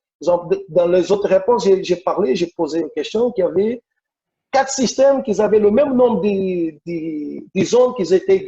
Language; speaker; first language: French; non-native, fluent; Portuguese